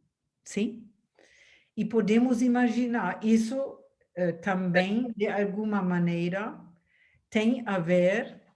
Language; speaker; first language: Portuguese; non-native, fluent; German